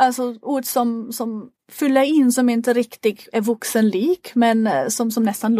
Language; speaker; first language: Swedish; non-native, fluent; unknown